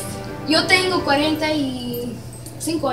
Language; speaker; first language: Spanish; non-native, learner; English